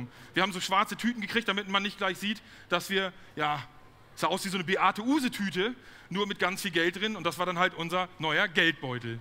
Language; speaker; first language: German; native; German